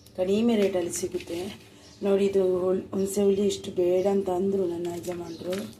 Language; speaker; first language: Kannada; non-native, local second language; Tulu